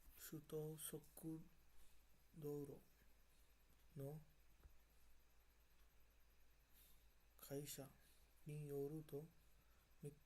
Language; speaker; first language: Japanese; non-native, learner; Marathi